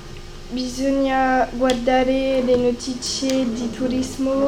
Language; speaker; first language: Italian; non-native, learner; French